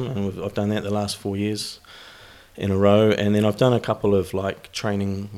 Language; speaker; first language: English; native; English